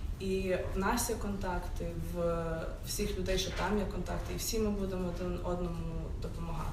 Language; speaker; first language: Ukrainian; non-native, local second language; English